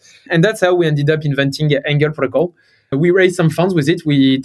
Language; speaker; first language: English; non-native, fluent; French